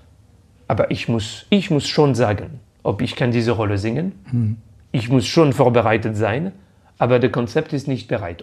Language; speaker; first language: German; non-native, fluent; French